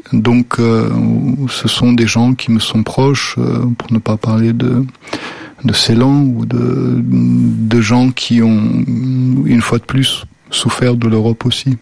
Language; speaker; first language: French; early bilingual, other home language; Slovenian